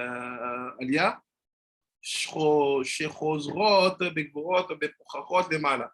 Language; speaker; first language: Hebrew; non-native, fluent; French